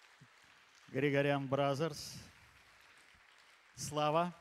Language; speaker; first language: Russian; native; Russian